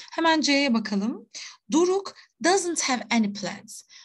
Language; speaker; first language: English; non-native, fluent; Turkish